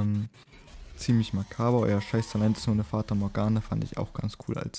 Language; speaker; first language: German; native; German